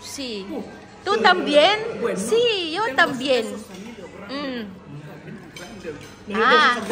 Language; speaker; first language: Spanish; non-native, learner; Filipino